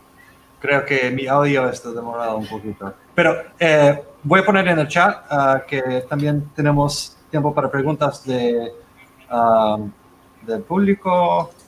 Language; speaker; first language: Spanish; non-native, fluent; English